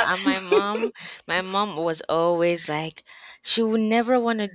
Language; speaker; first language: English; non-native, local second language; Yoruba